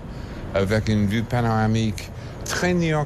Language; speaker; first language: French; non-native, fluent; English